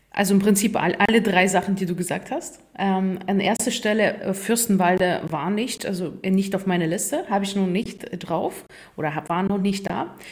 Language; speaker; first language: German; non-native, fluent; Russian